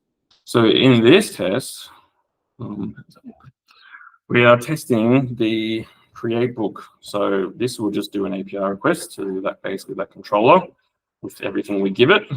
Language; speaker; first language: English; native; English